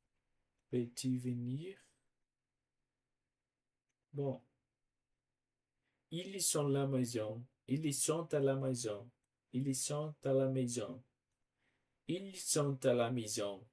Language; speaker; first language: French; non-native, learner; Portuguese